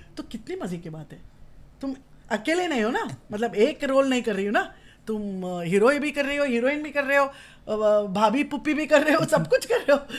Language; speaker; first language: Hindi; non-native, local second language; Kannada